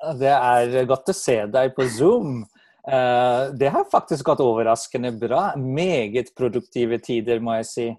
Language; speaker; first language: Norwegian; non-native, fluent; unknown